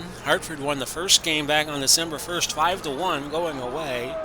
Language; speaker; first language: English; native; English